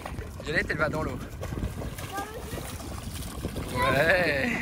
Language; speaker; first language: French; native; French